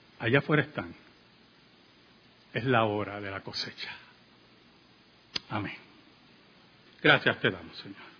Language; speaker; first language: Spanish; native; Spanish